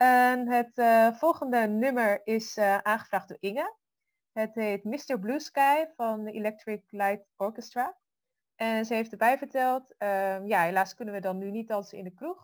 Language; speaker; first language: Dutch; native; Dutch